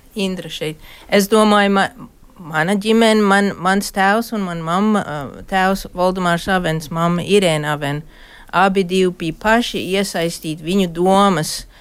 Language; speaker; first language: Latvian; early bilingual, heritage; Latvian